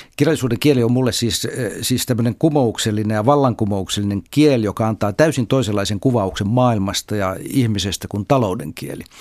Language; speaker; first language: Finnish; native; Finnish